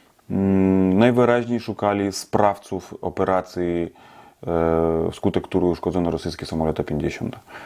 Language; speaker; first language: Polish; non-native, fluent; Russian